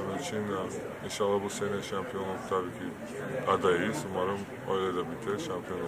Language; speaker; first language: Turkish; non-native, fluent; Georgian